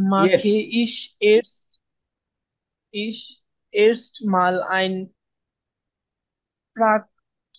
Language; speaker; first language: German; non-native, learner; Bangla